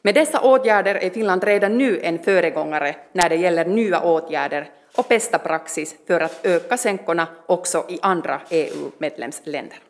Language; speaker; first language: Swedish; non-native, learner; Finnish